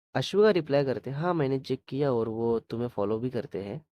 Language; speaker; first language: Hindi; non-native, local second language; Marathi